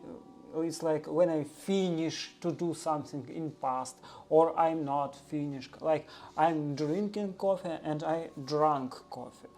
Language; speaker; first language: English; non-native, learner; Russian